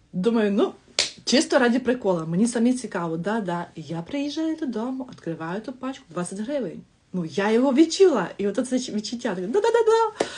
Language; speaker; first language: Ukrainian; non-native, local second language; Russian